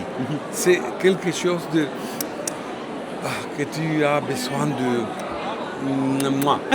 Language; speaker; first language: French; non-native, fluent; Spanish